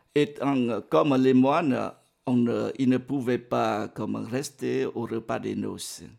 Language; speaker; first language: French; non-native, fluent; Vietnamese